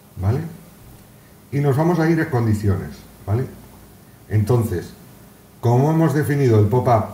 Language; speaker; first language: Spanish; native; Spanish